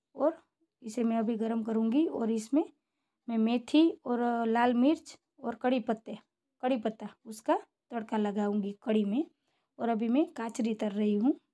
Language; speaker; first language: Hindi; non-native, local second language; Gujarati